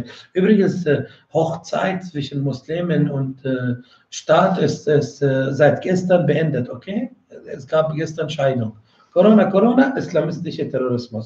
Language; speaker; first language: German; non-native, fluent; Arabic